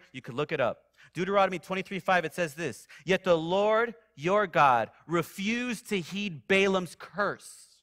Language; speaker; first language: English; native; English